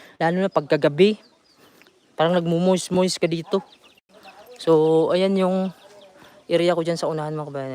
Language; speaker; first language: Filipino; non-native, local second language; Cebuano